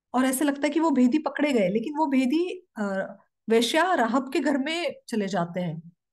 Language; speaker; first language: Hindi; non-native, fluent; Korean